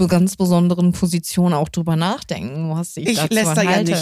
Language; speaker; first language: German; native; German